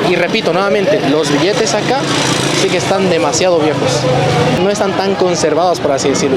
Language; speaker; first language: Spanish; native; Spanish